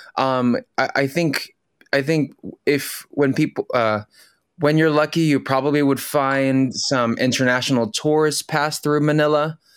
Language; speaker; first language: English; early bilingual, other home language; Filipino